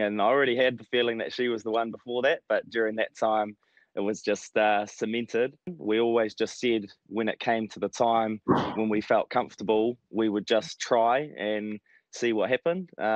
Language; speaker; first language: English; native; English